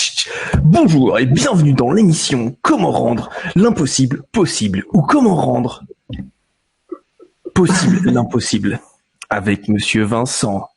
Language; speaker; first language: French; native; French